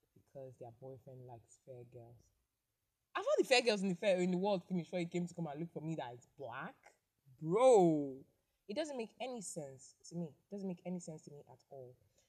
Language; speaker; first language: English; non-native, local second language; Igbo